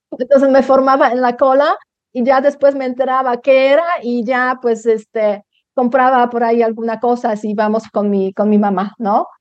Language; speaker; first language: Spanish; non-native, fluent; Polish